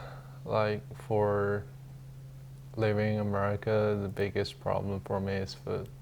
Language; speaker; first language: English; non-native, learner; Chinese